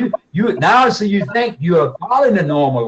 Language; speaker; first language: English; native; English